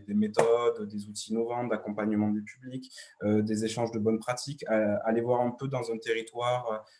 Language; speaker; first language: French; native; French